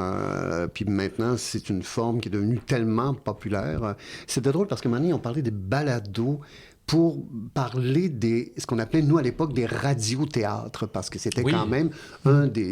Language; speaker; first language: French; native; French